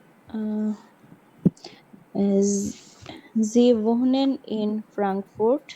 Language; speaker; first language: German; non-native, learner; Bangla